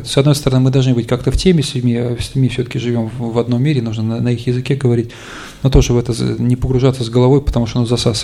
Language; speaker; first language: Russian; native; Russian